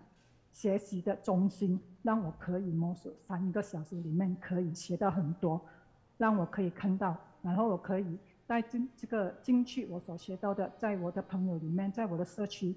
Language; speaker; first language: Chinese; non-native, learner; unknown